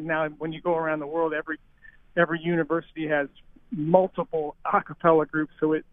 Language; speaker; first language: English; native; English